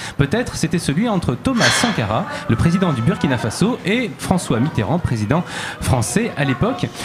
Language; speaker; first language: French; native; French